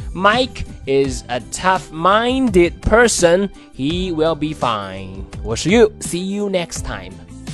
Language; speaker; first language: English; non-native, fluent; Chinese